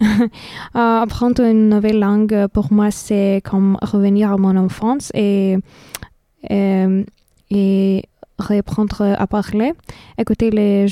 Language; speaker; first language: French; non-native, fluent; Lithuanian